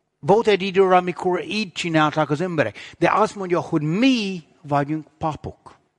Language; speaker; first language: Hungarian; non-native, fluent; English